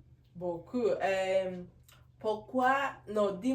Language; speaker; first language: French; non-native, learner; Spanish